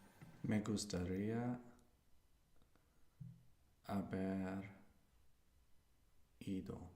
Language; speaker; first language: Spanish; non-native, learner; English